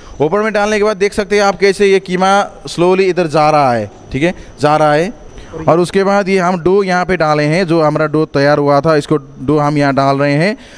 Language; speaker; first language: Hindi; non-native, fluent; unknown